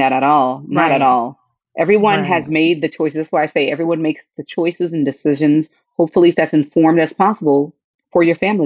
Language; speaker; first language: English; native; English